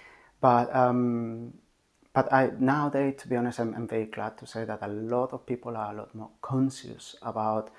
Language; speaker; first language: English; non-native, fluent; Spanish